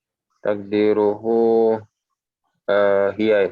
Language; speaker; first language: Arabic; non-native, learner; Indonesian